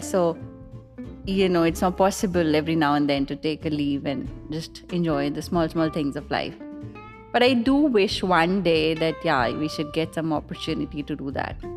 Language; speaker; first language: English; non-native, local second language; Punjabi